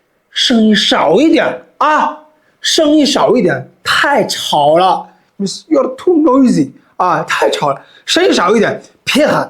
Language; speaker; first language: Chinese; non-native, fluent; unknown